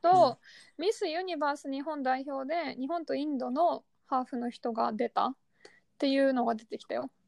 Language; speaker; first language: Japanese; early bilingual, other home language; Russian